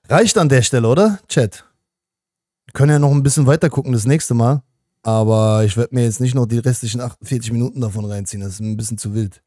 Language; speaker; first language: German; native; German